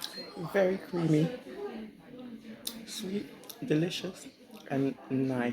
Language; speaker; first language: English; native; English